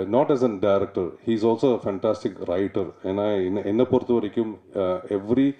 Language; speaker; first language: Tamil; native; Tamil